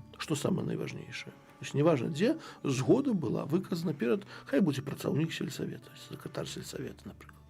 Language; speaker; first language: Belarusian; non-native, local second language; Russian